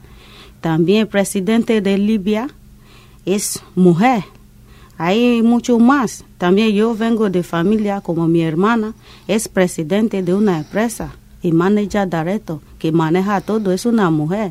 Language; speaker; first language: Spanish; non-native, learner; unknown